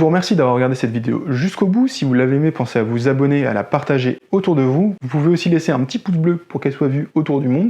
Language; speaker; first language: French; native; French